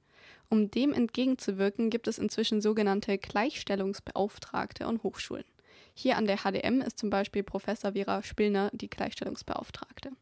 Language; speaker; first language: German; native; German